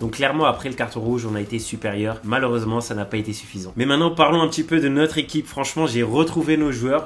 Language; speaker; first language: French; native; French